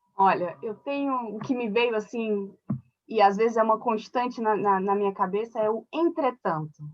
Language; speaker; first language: Portuguese; early bilingual, other home language; French